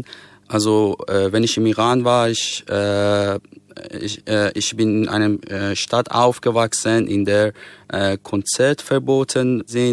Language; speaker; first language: German; non-native, fluent; Persian